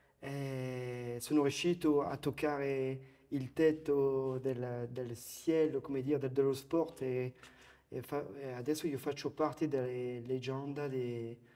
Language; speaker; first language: Italian; non-native, fluent; French